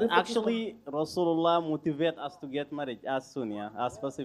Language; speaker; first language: English; non-native, learner; Arabic